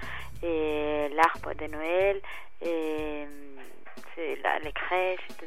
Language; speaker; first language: French; non-native, learner; Spanish